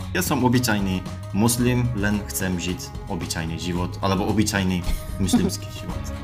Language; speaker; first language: Slovak; non-native, learner; Turkish